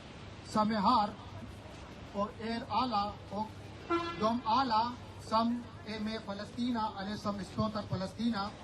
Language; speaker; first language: Swedish; non-native, fluent; Urdu